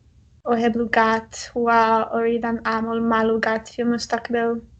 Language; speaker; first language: Arabic; non-native, learner; English